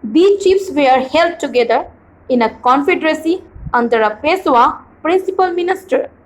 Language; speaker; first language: English; non-native, local second language; Hindi